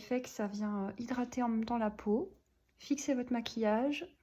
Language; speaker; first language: French; native; French